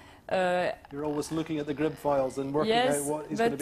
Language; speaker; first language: English; native; English